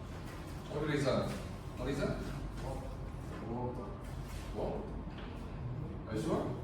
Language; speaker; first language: English; non-native, fluent; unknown